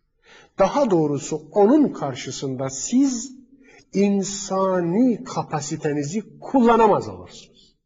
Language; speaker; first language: Turkish; native; Turkish